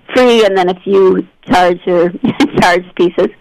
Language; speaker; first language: English; native; English